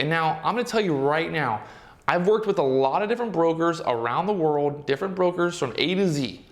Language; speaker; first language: English; native; English